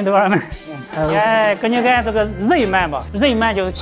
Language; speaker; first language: Chinese; native; Chinese